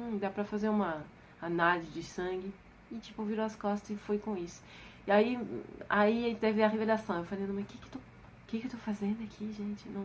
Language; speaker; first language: Portuguese; non-native, fluent; French